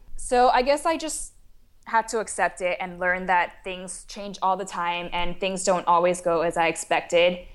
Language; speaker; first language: English; non-native, fluent; Chinese